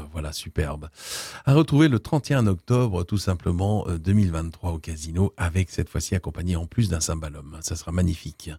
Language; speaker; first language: French; native; French